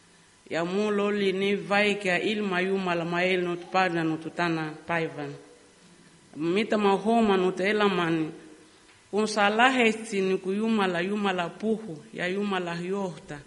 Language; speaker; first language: Finnish; non-native, learner; Lingala